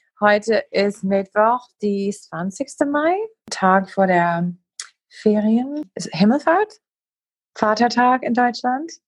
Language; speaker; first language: German; non-native, fluent; English